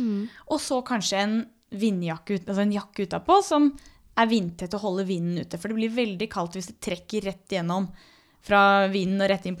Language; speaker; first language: Norwegian; native; Norwegian